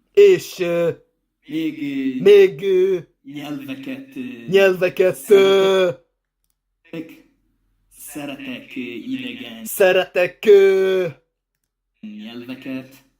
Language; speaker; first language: Hungarian; non-native, learner; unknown